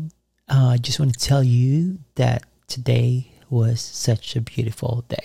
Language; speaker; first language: English; non-native, local second language; Filipino